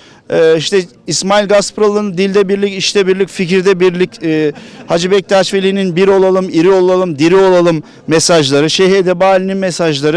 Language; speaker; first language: Turkish; native; Turkish